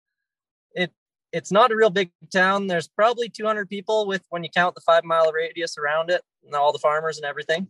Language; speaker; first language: English; native; English